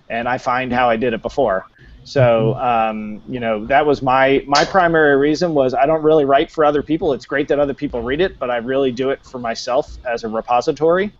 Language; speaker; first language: English; native; English